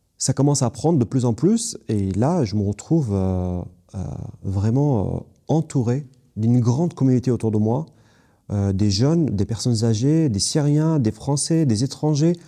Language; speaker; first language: French; non-native, fluent; Kurdish